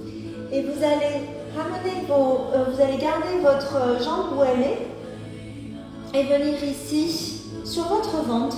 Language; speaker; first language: French; native; French